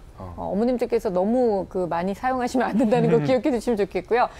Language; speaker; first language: Korean; native; Korean